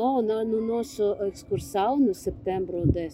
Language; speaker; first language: Portuguese; non-native, learner; English